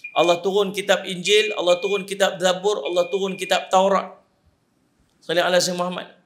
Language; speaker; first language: Malay; native; Malay